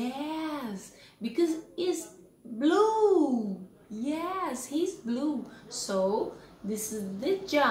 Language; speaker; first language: English; non-native, learner; Portuguese